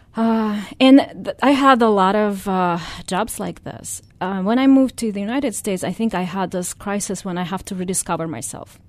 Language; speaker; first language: English; non-native, fluent; Russian